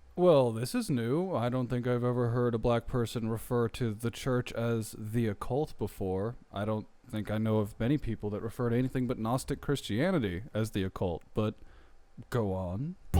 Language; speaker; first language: English; native; English